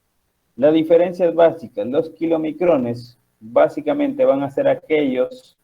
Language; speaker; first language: Spanish; native; Spanish